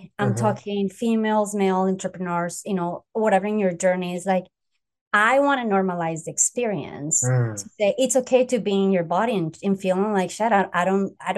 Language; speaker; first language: English; non-native, fluent; Spanish